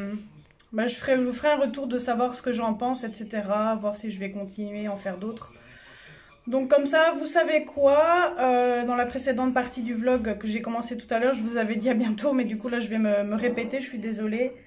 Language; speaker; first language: French; native; French